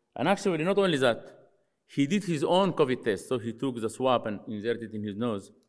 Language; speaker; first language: English; non-native, fluent; Arabic